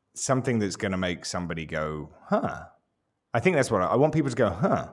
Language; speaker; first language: English; native; English